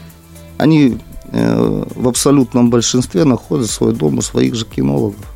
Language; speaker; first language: Russian; native; Russian